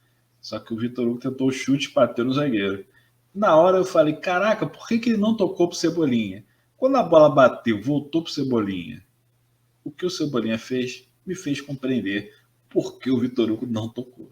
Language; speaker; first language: Portuguese; native; Portuguese